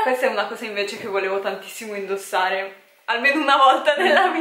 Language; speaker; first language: Italian; native; Italian